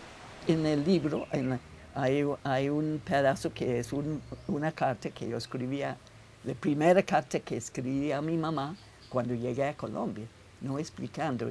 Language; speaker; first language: Spanish; non-native, fluent; English